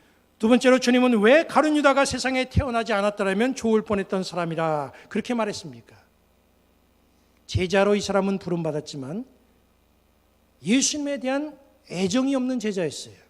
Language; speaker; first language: Korean; native; Korean